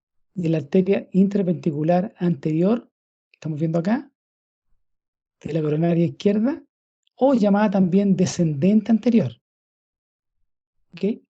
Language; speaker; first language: Spanish; native; Spanish